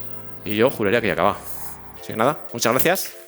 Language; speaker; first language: Spanish; native; Spanish